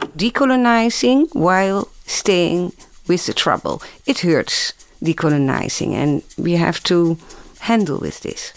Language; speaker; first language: English; non-native, fluent; Dutch